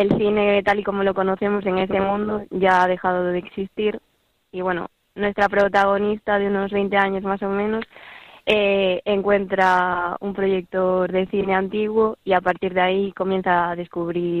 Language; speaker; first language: Spanish; native; Spanish